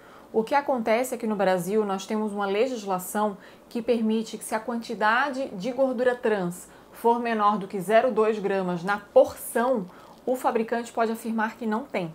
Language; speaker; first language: Portuguese; native; Portuguese